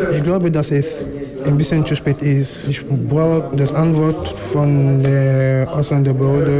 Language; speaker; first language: German; non-native, fluent; French